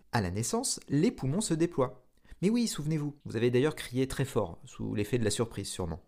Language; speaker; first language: French; native; French